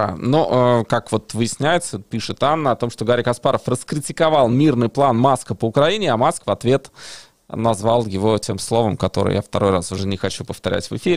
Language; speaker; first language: Russian; native; Russian